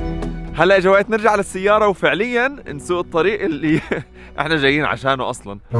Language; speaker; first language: Arabic; native; Arabic